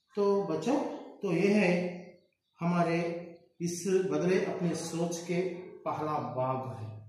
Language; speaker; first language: Hindi; non-native, local second language; Telugu